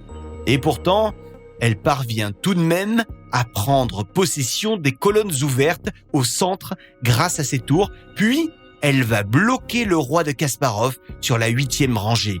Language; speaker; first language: French; native; French